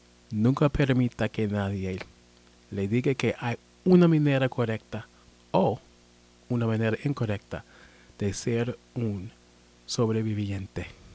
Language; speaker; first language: Spanish; non-native, learner; English